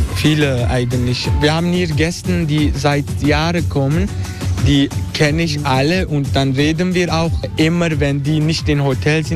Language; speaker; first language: German; non-native, fluent; Turkish